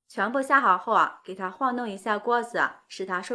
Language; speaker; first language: Chinese; native; Chinese